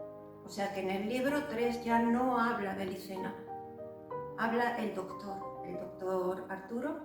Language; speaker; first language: Spanish; native; Spanish